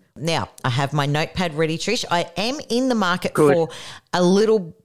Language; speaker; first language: English; native; English